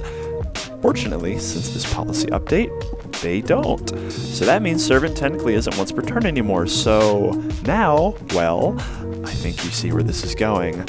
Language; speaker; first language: English; native; English